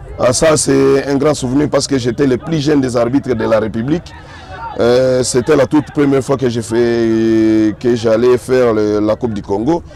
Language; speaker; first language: French; non-native, local second language; Swahili